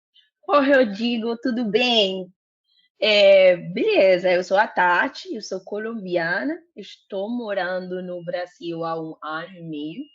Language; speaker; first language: Portuguese; non-native, fluent; Spanish